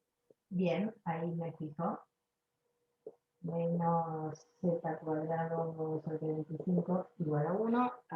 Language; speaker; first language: Spanish; native; Spanish